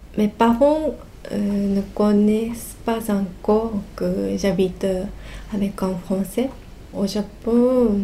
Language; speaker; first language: French; non-native, learner; Japanese